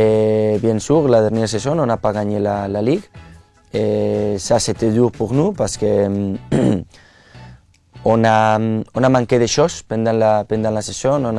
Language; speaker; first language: French; non-native, fluent; Spanish